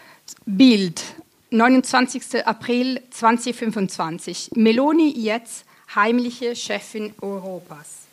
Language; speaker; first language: German; non-native, fluent; Italian